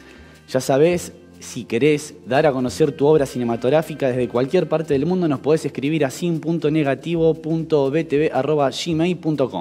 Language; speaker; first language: Spanish; native; Spanish